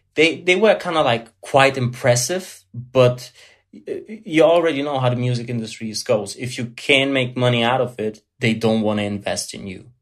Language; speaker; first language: English; non-native, fluent; German